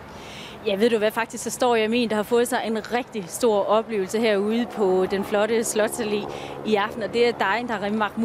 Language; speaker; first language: Danish; native; Danish